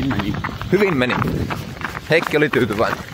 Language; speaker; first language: Finnish; native; Finnish